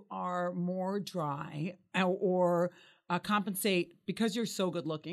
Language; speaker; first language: English; native; English